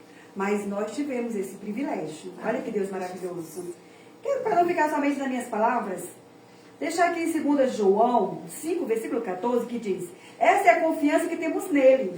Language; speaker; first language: Portuguese; native; Portuguese